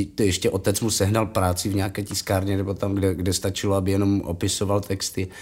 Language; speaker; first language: Czech; native; Czech